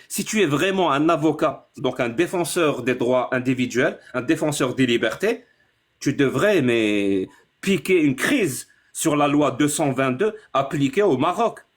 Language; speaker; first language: French; non-native, local second language; Arabic